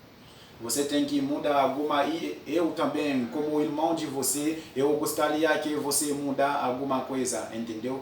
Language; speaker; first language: Portuguese; non-native, fluent; French